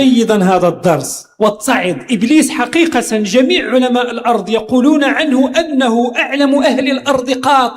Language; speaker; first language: Arabic; native; Arabic